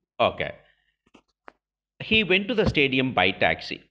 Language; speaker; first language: English; non-native, local second language; Tamil